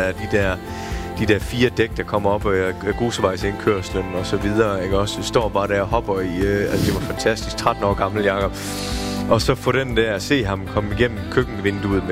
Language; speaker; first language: Danish; native; Danish